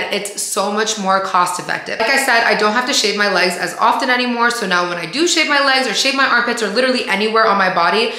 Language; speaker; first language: English; native; English